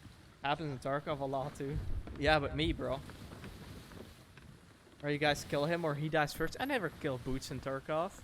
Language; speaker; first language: English; non-native, fluent; Dutch